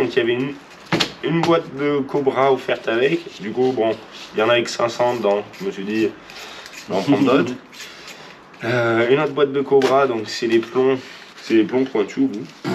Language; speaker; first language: French; native; French